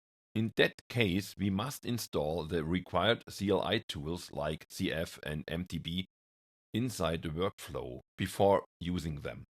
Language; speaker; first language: English; non-native, fluent; German